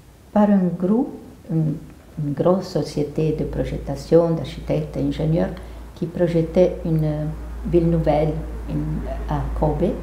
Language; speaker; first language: French; non-native, fluent; Italian